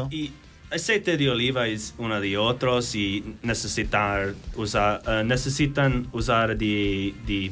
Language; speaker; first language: Spanish; non-native, learner; English